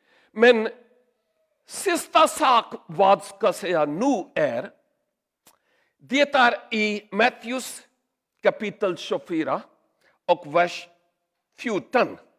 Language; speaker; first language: Swedish; non-native, learner; Urdu